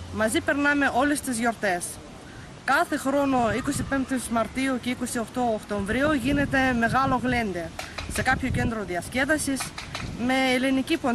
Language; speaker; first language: Greek; non-native, fluent; Russian